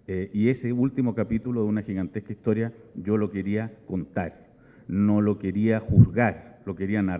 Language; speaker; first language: Spanish; native; Spanish